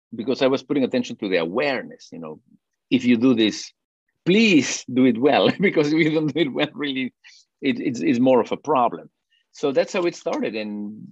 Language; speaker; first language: English; non-native, fluent; Spanish